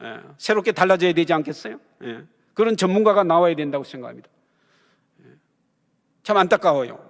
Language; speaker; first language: Korean; early bilingual, heritage; Korean